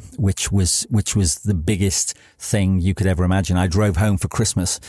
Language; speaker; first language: English; native; English